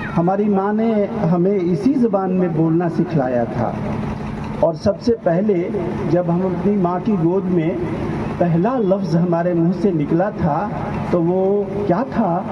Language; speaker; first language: Urdu; native; Urdu